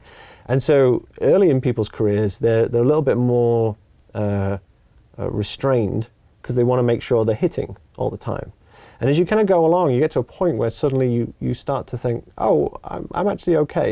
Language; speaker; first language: English; native; English